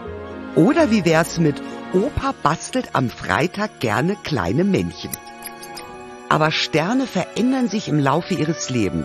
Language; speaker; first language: German; native; German